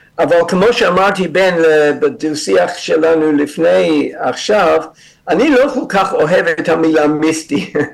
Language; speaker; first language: Hebrew; non-native, fluent; English